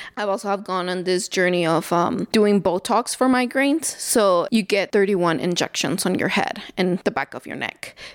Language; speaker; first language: English; early bilingual, other home language; Spanish